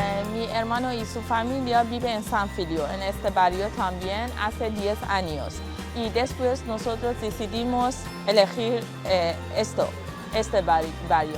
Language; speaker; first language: Spanish; non-native, learner; Persian